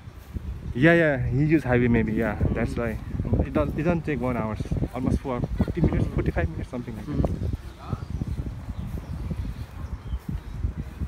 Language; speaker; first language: English; non-native, learner; Nepali